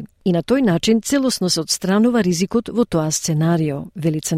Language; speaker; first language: Macedonian; native; Macedonian